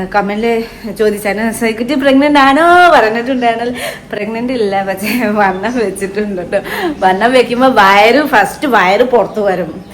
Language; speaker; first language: Malayalam; non-native, learner; Nepali